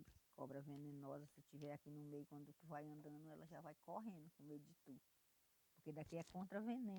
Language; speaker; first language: Portuguese; non-native, local second language; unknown